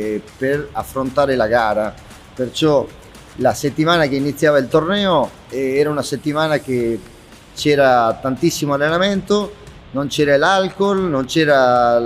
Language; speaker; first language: Italian; non-native, fluent; Spanish